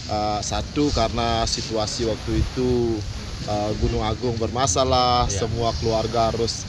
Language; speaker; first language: Indonesian; non-native, local second language; Balinese